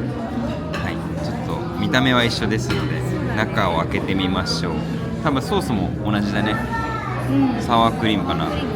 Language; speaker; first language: Japanese; native; Japanese